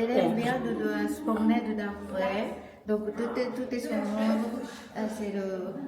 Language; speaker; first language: French; non-native, learner; Japanese